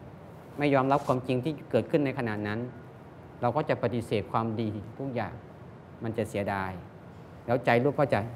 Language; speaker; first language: Thai; native; Thai